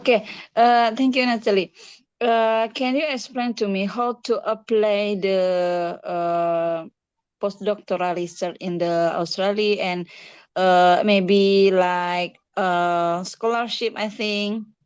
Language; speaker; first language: English; non-native, learner; Indonesian